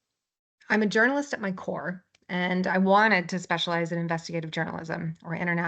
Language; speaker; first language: English; native; English